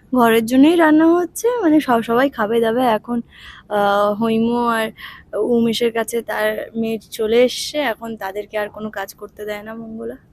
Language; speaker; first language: Bangla; non-native, learner; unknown